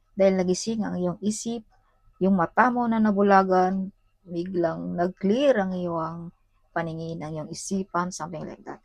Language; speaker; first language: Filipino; non-native, local second language; Cebuano